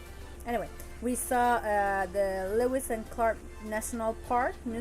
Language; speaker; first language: English; non-native, learner; French